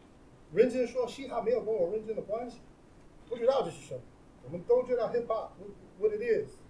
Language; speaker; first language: Chinese; non-native, learner; English